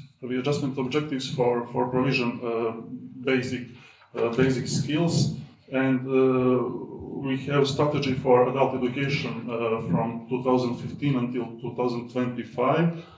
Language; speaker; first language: English; non-native, learner; Serbian